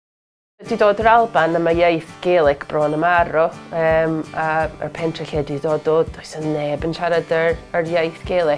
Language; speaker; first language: Welsh; non-native, learner; English